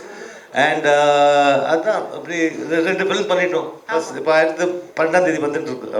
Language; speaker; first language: Tamil; early bilingual, heritage; Tamil